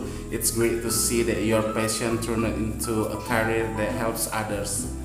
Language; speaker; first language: English; non-native, fluent; Indonesian